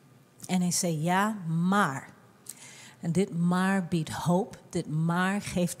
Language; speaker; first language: Dutch; non-native, fluent; English